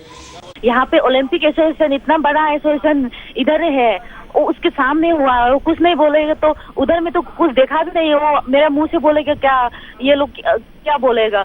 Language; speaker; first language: Hindi; non-native, local second language; Manipuri